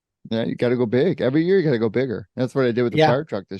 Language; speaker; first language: English; native; English